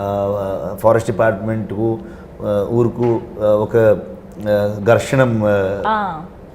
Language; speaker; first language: Telugu; non-native, learner; Kannada